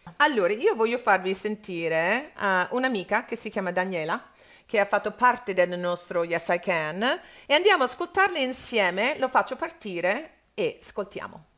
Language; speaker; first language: Italian; non-native, fluent; English